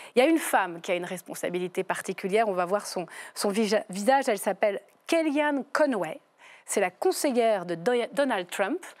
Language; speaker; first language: French; native; French